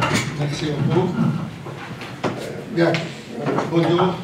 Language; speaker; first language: French; non-native, learner; Spanish